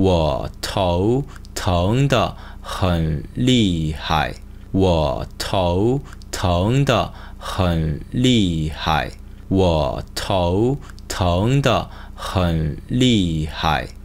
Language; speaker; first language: Chinese; non-native, fluent; Korean